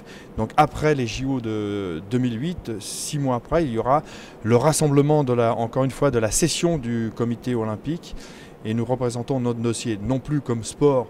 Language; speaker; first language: French; native; French